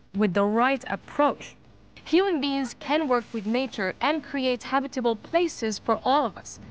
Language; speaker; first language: English; non-native, fluent; Arabic